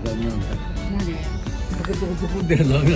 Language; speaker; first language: Japanese; native; Japanese